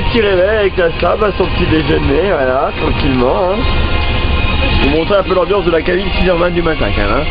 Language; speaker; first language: French; native; French